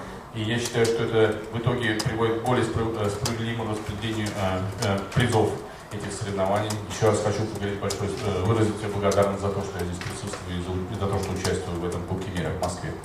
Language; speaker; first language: Russian; native; Russian